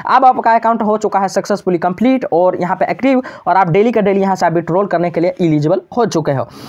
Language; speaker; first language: Hindi; native; Hindi